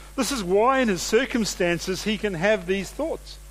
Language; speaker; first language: English; native; English